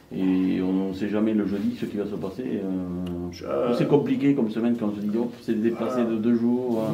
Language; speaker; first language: French; native; French